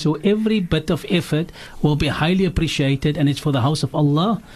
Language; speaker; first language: English; native; English